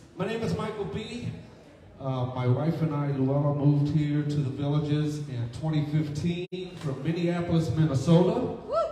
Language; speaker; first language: English; native; English